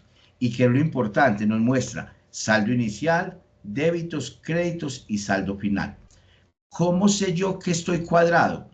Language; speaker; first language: Spanish; native; Spanish